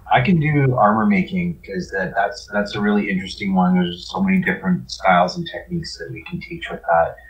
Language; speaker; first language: English; native; English